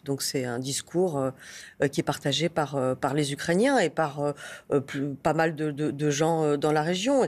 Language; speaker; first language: French; native; French